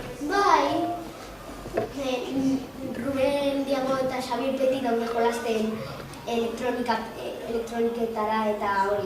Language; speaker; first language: Basque; non-native, local second language; Spanish